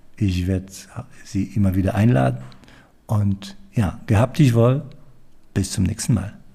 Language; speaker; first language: German; non-native, fluent; Polish